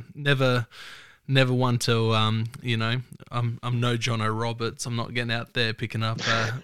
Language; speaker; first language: English; native; English